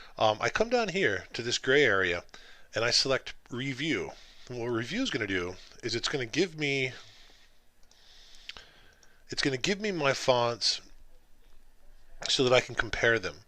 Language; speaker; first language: English; native; English